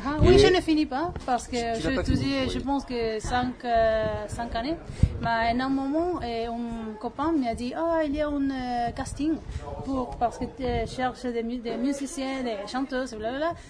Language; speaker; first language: French; non-native, learner; Spanish